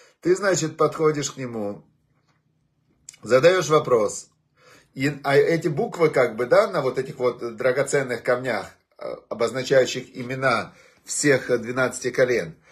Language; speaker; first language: Russian; native; Russian